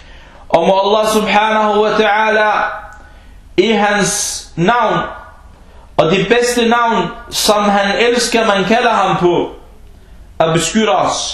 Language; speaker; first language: Danish; non-native, local second language; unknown